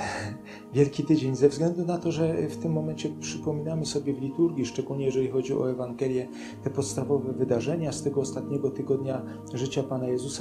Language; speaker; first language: Polish; native; Polish